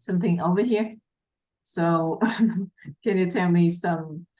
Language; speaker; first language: English; non-native, fluent; Vietnamese